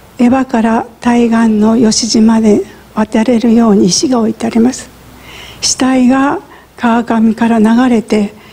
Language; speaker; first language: Japanese; native; Japanese